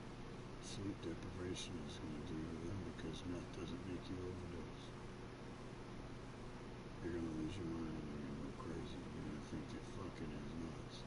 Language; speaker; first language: English; native; English